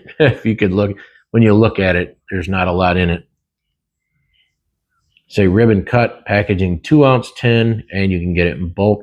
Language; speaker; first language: English; native; English